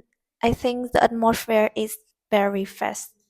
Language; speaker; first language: English; non-native, learner; Vietnamese